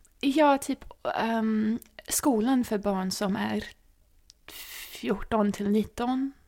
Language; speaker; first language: Swedish; non-native, fluent; English